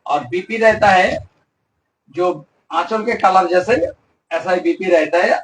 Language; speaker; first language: Hindi; non-native, local second language; Bangla